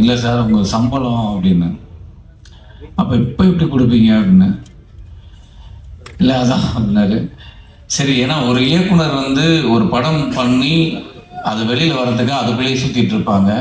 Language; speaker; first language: Tamil; native; Tamil